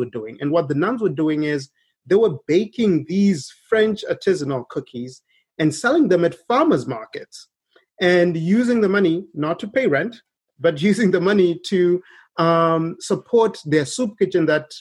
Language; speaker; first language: English; non-native, local second language; Shona